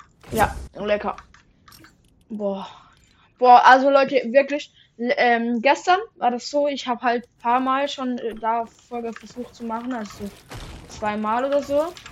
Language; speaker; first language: German; non-native, local second language; Swiss German